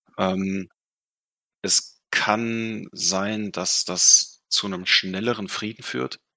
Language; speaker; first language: German; non-native, fluent; Russian